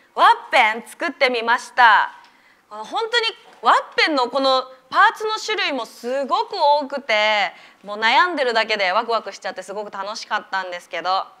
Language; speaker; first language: Japanese; native; Japanese